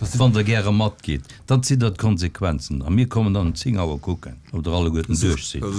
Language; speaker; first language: Luxembourgish; native; Luxembourgish